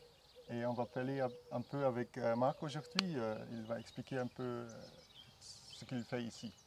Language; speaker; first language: French; non-native, fluent; German